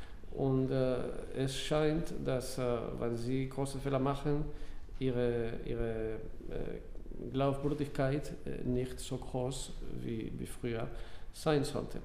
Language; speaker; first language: German; non-native, learner; English